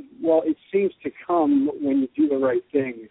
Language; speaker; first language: English; native; English